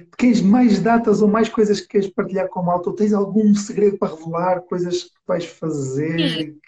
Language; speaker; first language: Portuguese; native; Portuguese